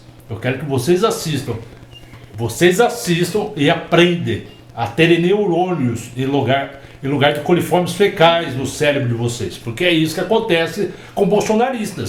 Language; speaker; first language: Portuguese; native; Portuguese